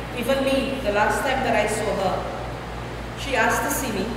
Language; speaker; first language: English; native; English